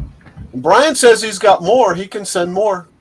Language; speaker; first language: English; native; English